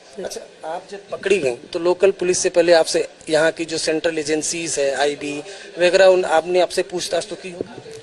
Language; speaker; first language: Hindi; native; Hindi